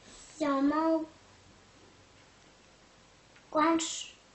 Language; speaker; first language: Chinese; early bilingual, heritage; Chinese